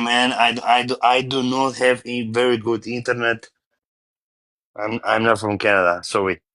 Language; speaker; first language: English; non-native, learner; Bulgarian